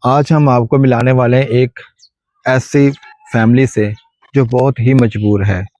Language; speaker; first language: Urdu; non-native, local second language; Punjabi